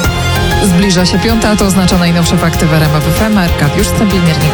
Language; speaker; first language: Polish; native; Polish